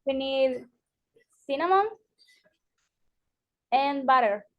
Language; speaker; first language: English; non-native, learner; Spanish